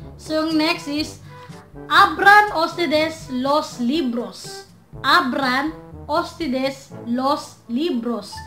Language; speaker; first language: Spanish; non-native, learner; Filipino